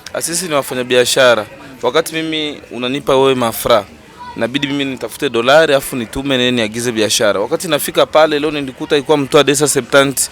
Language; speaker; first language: Swahili; native; Swahili